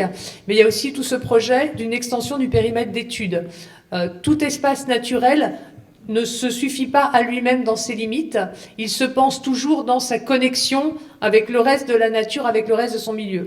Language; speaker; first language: French; native; French